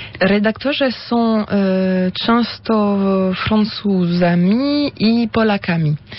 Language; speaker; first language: Polish; non-native, fluent; French